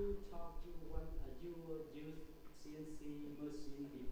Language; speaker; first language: English; non-native, learner; Vietnamese